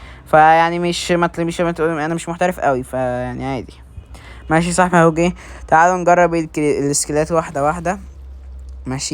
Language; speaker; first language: Arabic; native; Arabic